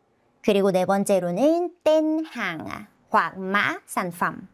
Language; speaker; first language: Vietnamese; non-native, fluent; Korean